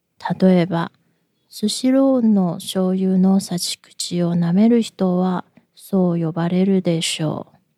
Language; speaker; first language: Japanese; non-native, fluent; Chinese